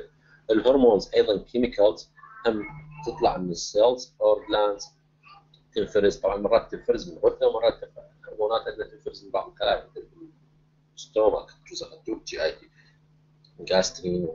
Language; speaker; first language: Arabic; native; Arabic